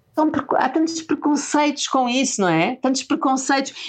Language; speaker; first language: Portuguese; native; Portuguese